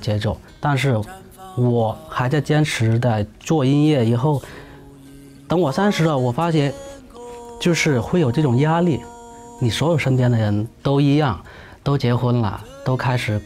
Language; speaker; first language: Chinese; non-native, local second language; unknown